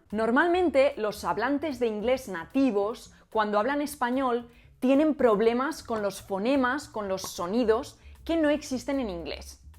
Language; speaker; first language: Spanish; native; Spanish